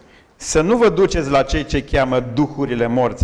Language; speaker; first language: Romanian; native; Romanian